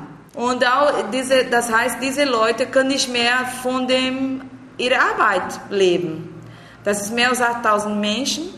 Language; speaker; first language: German; non-native, learner; Portuguese